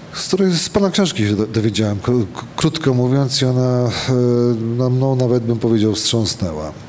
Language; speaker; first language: Polish; native; Polish